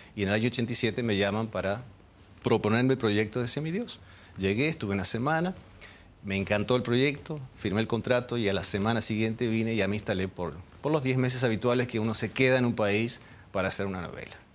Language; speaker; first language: Spanish; early bilingual, other home language; Dutch